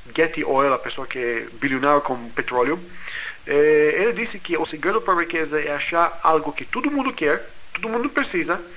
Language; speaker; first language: Portuguese; non-native, fluent; English